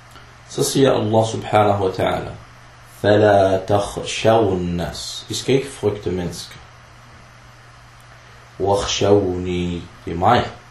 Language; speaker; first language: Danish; early bilingual, other home language; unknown